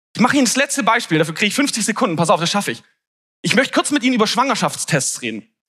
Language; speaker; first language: German; native; German